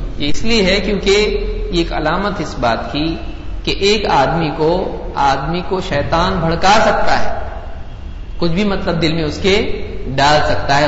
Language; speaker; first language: Urdu; native; Urdu